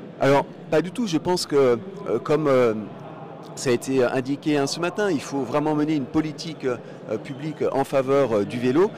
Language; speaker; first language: French; native; French